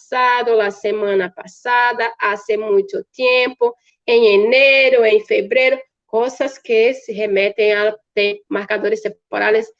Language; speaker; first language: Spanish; non-native, fluent; Portuguese